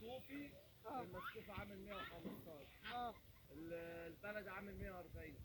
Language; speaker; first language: Arabic; native; Arabic